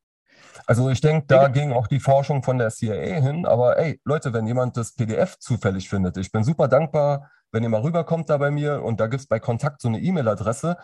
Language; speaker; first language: German; native; German